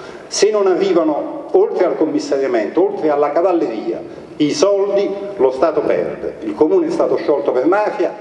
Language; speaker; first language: Italian; native; Italian